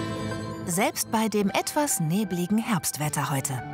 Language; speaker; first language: German; native; German